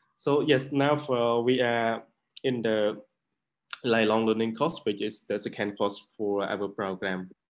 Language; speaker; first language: English; non-native, learner; Khmer